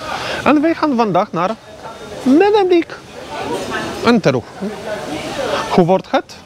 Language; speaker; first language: Dutch; non-native, learner; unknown